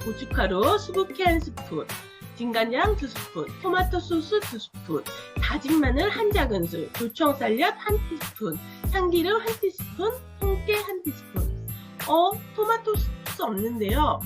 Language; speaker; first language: Korean; native; Korean